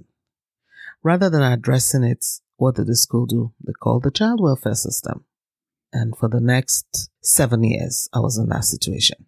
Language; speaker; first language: English; non-native, local second language; Yoruba